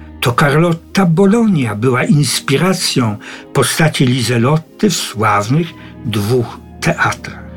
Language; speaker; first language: Polish; native; Polish